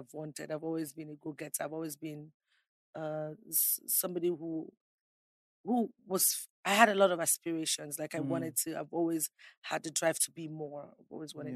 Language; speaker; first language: English; non-native, local second language; Ibibio